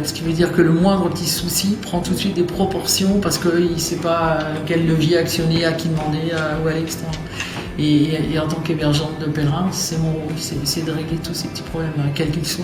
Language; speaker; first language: French; native; French